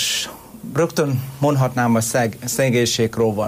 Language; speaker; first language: Hungarian; non-native, learner; Vietnamese